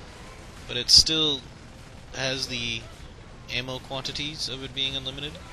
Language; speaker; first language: English; native; English